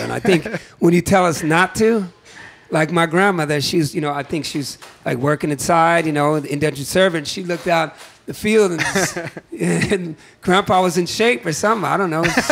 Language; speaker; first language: English; native; English